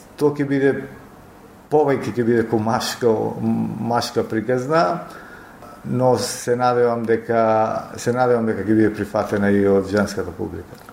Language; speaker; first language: Macedonian; native; Macedonian